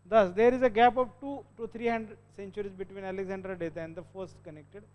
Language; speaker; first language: English; non-native, local second language; Marathi